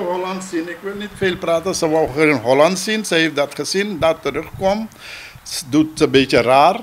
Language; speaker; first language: Dutch; non-native, local second language; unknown